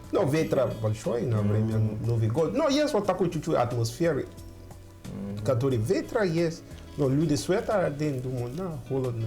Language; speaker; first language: Russian; non-native, fluent; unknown